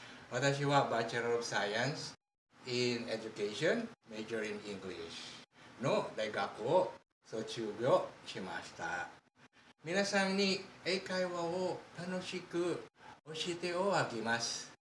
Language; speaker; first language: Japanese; non-native, fluent; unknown